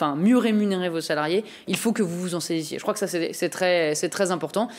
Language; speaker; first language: French; native; French